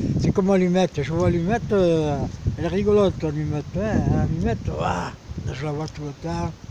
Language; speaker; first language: French; early bilingual, other home language; Spanish